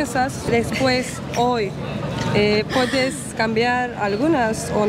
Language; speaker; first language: Spanish; non-native, learner; Turkish